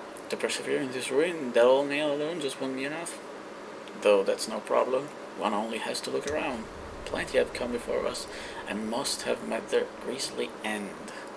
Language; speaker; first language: English; non-native, fluent; Italian